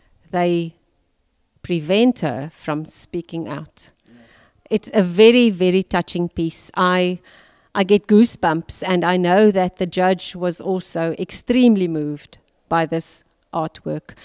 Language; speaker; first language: English; non-native, local second language; Afrikaans